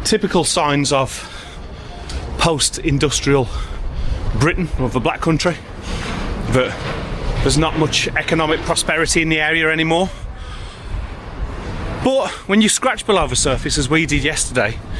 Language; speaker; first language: English; native; English